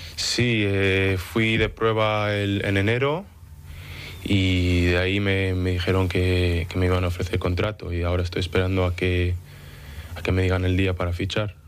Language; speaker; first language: Spanish; early bilingual, other home language; English